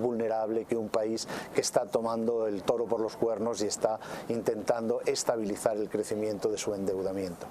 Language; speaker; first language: Spanish; native; Spanish